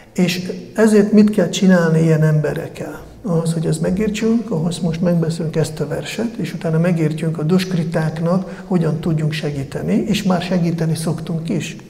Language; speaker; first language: Hungarian; non-native, fluent; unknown